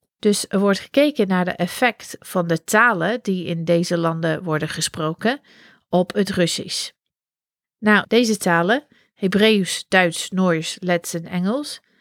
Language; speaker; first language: Dutch; non-native, fluent; English